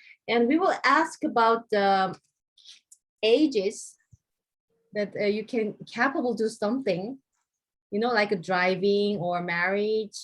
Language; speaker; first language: English; non-native, fluent; Korean